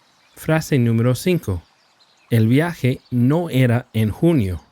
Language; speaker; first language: Spanish; non-native, fluent; English